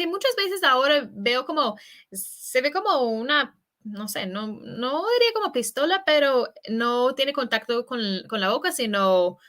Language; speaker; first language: Spanish; non-native, fluent; English